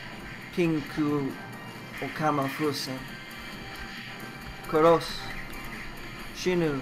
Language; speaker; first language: Japanese; non-native, learner; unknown